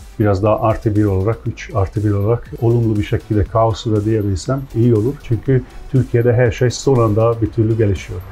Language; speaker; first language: Turkish; non-native, fluent; Hungarian